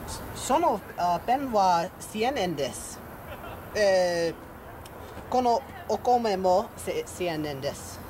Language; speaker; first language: Japanese; non-native, learner; English